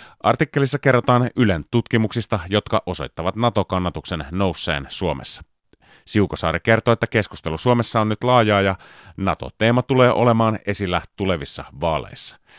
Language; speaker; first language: Finnish; native; Finnish